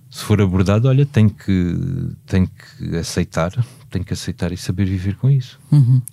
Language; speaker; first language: Portuguese; native; Portuguese